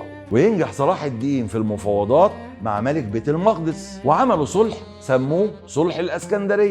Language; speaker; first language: Arabic; native; Arabic